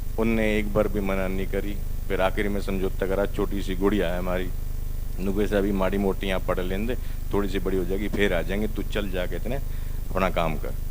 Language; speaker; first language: Hindi; native; Hindi